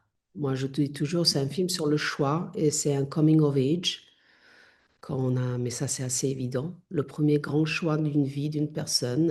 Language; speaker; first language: French; non-native, fluent; Italian